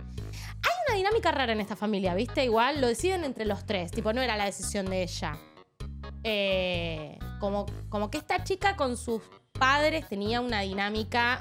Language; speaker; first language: Spanish; native; Spanish